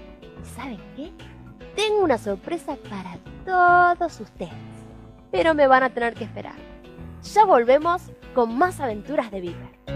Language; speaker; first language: Spanish; native; Spanish